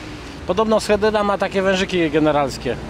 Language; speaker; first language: Polish; native; Polish